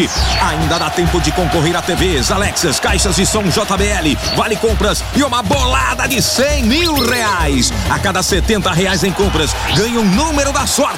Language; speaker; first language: Portuguese; native; Portuguese